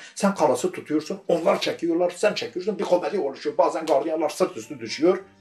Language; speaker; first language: Turkish; non-native, local second language; Kurdish